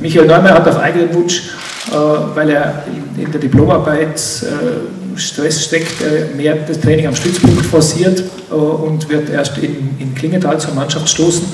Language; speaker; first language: German; native; German